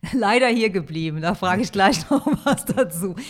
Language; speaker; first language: German; native; German